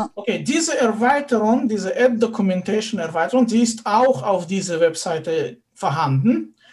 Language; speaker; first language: German; non-native, fluent; Russian